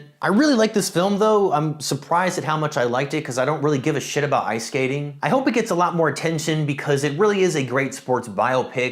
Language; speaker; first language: English; native; English